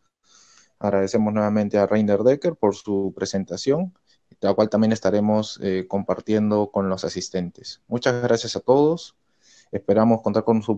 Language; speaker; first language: Spanish; native; Spanish